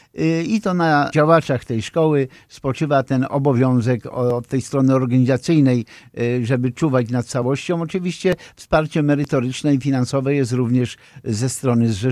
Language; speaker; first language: Polish; native; Polish